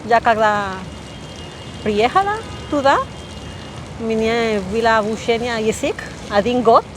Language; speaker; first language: Russian; non-native, learner; Spanish